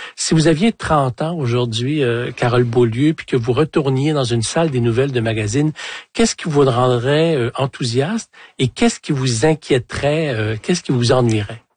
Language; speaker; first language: French; native; French